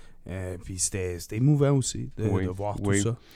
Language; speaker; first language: French; native; French